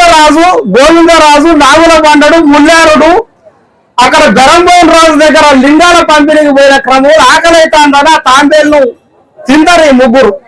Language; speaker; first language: Telugu; non-native, local second language; Koya